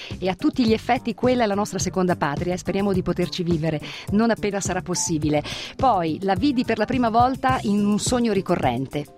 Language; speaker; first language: Italian; native; Italian